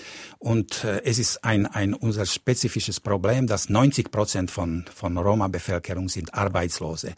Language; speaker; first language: German; non-native, fluent; Slovak